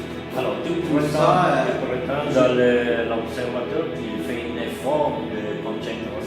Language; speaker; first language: French; non-native, learner; Italian